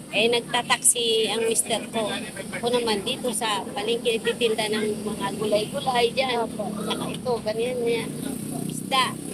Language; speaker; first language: Filipino; non-native, local second language; Hiligaynon